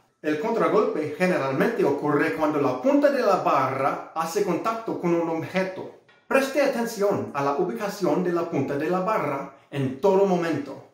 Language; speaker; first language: Spanish; non-native, learner; English